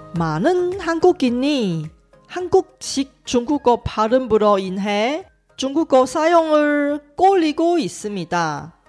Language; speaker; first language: Korean; non-native, fluent; Chinese